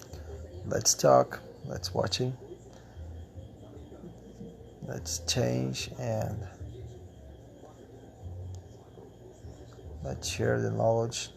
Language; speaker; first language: English; non-native, fluent; Portuguese